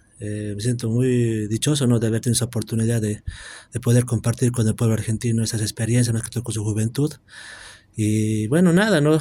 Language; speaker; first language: Spanish; native; Spanish